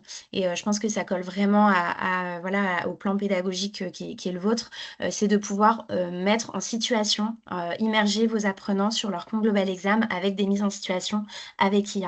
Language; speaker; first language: French; native; French